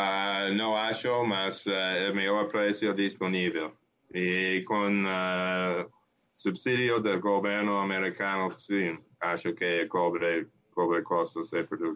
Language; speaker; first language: Portuguese; non-native, learner; English